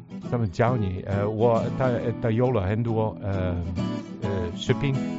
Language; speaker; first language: Chinese; non-native, learner; Italian